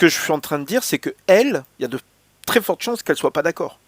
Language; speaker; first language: French; native; French